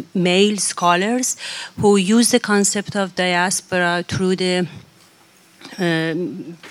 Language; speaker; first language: English; non-native, fluent; Persian